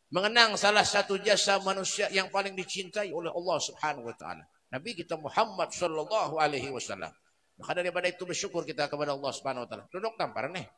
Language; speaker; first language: Indonesian; non-native, local second language; Banjar